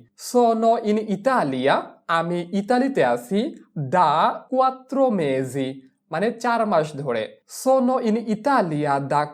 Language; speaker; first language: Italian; non-native, fluent; Bangla